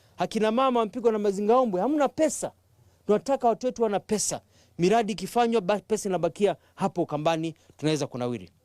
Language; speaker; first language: Swahili; non-native, local second language; Kamba